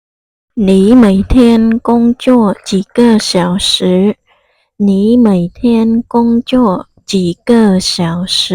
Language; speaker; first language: Chinese; non-native, fluent; Khmer